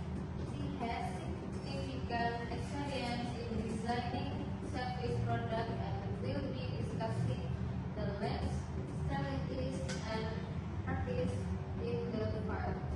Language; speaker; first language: English; non-native, learner; Indonesian